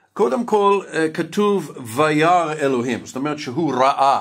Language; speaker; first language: Hebrew; non-native, fluent; English